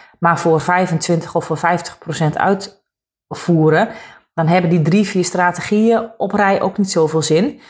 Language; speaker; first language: Dutch; native; Dutch